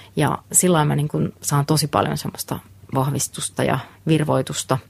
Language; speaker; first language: Finnish; native; Finnish